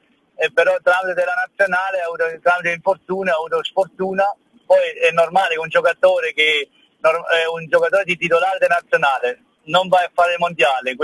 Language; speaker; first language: Italian; early bilingual, heritage; German